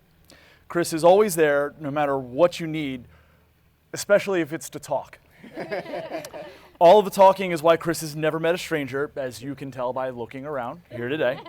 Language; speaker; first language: English; native; English